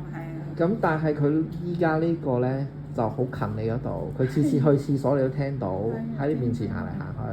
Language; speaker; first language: Cantonese; native; Cantonese